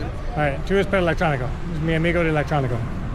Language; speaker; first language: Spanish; non-native, learner; English